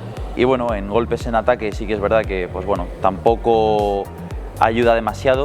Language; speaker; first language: Spanish; native; Spanish